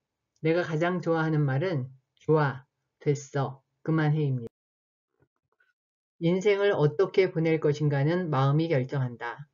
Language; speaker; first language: Korean; native; Korean